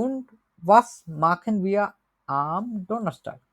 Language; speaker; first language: German; non-native, learner; Bangla